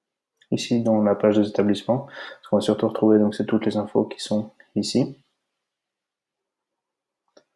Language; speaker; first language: French; native; French